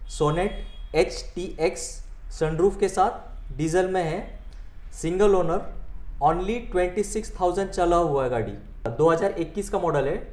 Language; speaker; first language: Hindi; non-native, local second language; Marathi